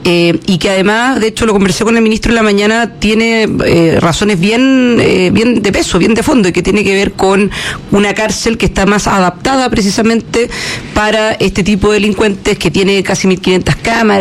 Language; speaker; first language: Spanish; native; Spanish